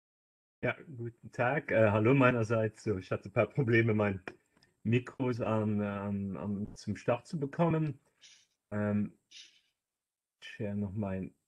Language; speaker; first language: German; non-native, local second language; Luxembourgish